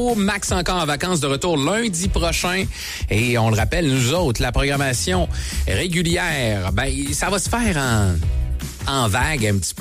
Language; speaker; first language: French; native; French